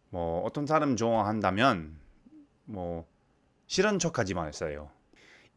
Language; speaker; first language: Korean; non-native, learner; English